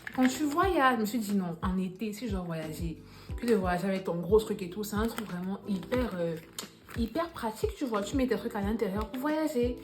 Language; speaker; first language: French; native; French